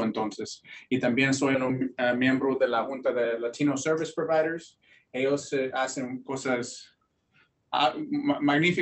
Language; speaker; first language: Spanish; early bilingual, heritage; Spanish